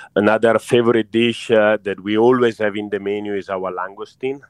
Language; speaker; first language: English; non-native, fluent; Italian